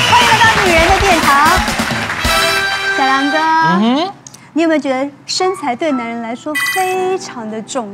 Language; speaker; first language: Chinese; native; Chinese